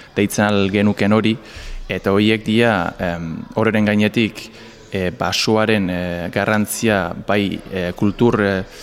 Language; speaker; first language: Basque; non-native, fluent; English